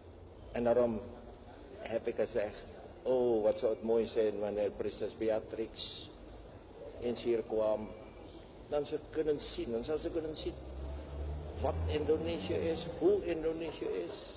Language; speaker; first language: Dutch; non-native, fluent; Indonesian